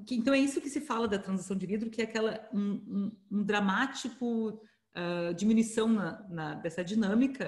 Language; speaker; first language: Portuguese; native; Portuguese